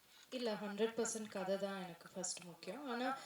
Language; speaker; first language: Tamil; non-native, local second language; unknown